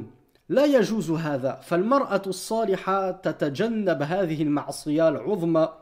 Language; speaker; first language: Arabic; non-native, fluent; French